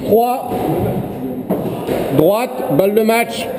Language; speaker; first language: French; native; French